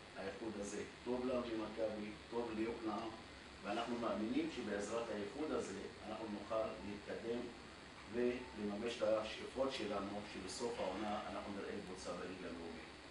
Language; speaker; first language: Hebrew; non-native, local second language; Arabic